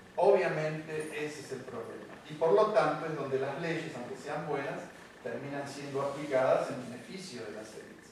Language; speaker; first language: Spanish; native; Spanish